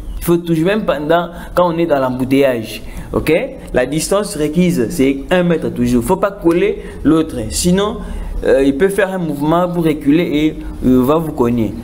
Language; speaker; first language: French; non-native, local second language; Lingala